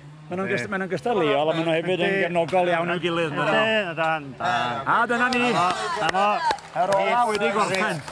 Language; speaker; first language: Welsh; native; Welsh